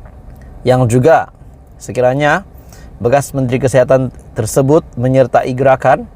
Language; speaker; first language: Malay; native; Malay